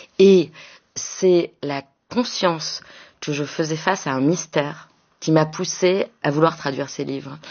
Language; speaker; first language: French; native; French